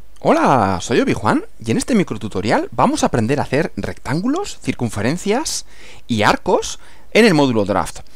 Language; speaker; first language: Spanish; native; Spanish